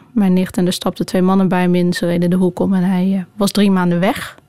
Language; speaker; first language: Dutch; native; Dutch